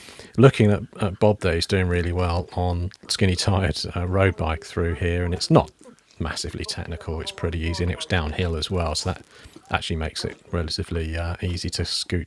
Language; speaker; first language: English; native; English